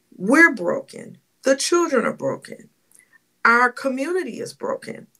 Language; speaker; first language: English; native; English